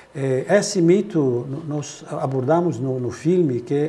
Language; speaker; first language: Portuguese; non-native, fluent; Arabic